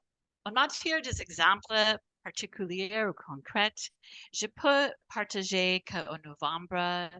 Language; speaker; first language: French; non-native, fluent; English